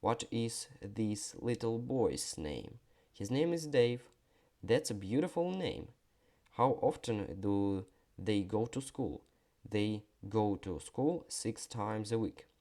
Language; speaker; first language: English; non-native, fluent; Ukrainian